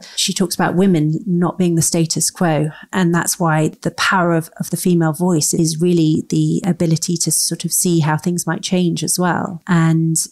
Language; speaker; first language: English; native; English